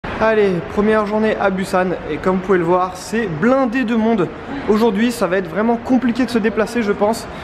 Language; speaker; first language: French; native; French